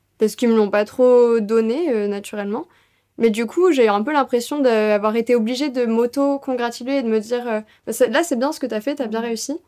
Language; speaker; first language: French; native; French